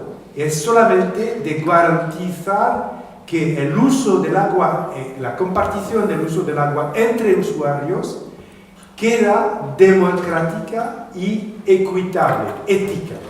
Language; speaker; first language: Spanish; non-native, fluent; French